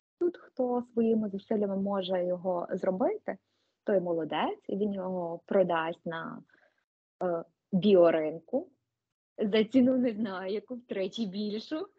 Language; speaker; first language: Ukrainian; native; Ukrainian